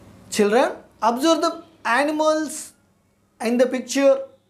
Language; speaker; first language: English; non-native, local second language; Telugu